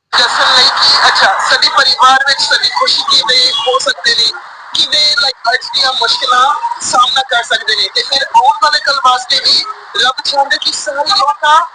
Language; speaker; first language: Punjabi; non-native, learner; English